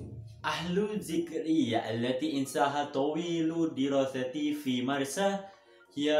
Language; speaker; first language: Arabic; non-native, learner; Malay